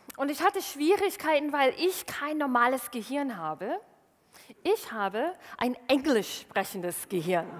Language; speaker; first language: German; non-native, fluent; English